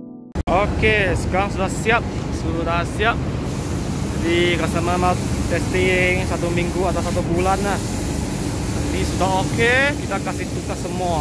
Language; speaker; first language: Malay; non-native, local second language; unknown